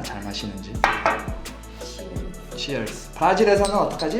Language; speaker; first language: Korean; early bilingual, heritage; Korean